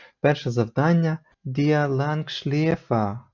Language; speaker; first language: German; non-native, fluent; Ukrainian